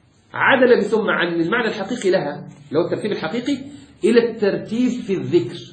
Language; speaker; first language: Arabic; native; Arabic